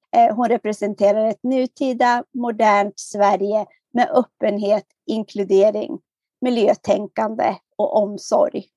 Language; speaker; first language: Swedish; native; Swedish